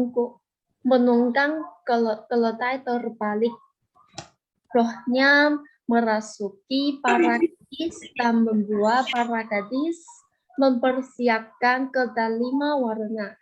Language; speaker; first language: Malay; non-native, fluent; Chinese